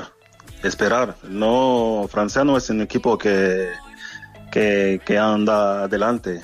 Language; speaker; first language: Spanish; non-native, fluent; French